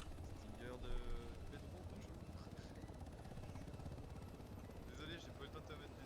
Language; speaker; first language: French; native; French